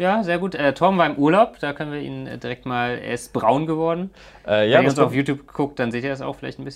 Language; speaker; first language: German; native; German